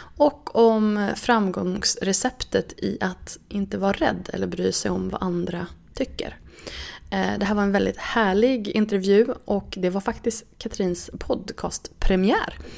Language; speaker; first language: Swedish; native; Swedish